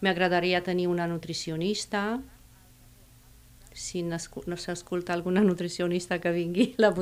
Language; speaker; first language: Catalan; non-native, fluent; Romanian